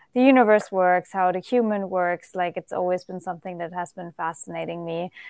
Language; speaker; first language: English; non-native, fluent; German